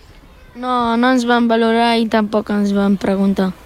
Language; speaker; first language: Catalan; early bilingual, other home language; Arabic